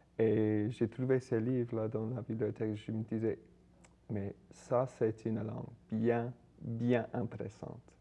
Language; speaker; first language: French; non-native, fluent; Swedish